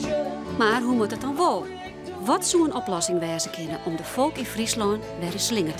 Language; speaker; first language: Dutch; non-native, local second language; Western Frisian